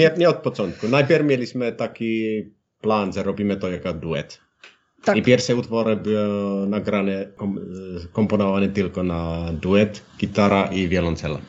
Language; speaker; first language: Polish; non-native, learner; Finnish